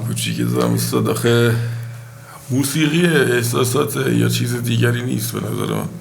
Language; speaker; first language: Persian; non-native, local second language; Baluchi